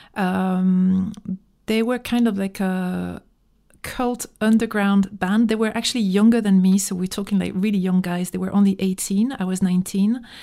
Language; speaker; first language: English; non-native, fluent; French